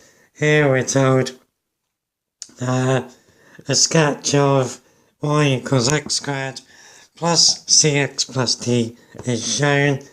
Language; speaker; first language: English; native; English